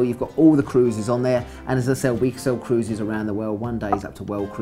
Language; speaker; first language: English; native; English